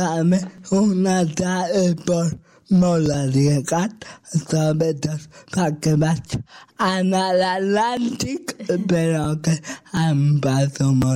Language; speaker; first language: Catalan; non-native, local second language; Spanish